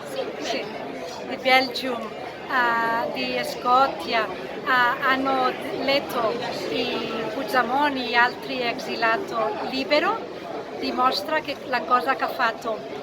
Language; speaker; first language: Italian; non-native, fluent; Catalan